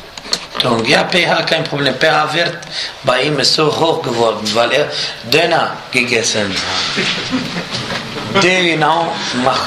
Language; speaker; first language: German; non-native, fluent; Arabic